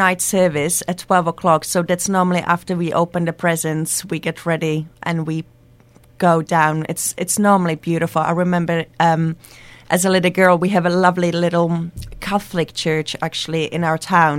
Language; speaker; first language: English; non-native, fluent; Czech